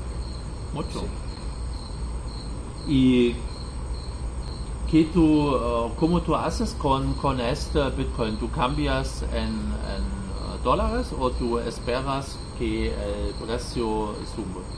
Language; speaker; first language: Spanish; non-native, learner; German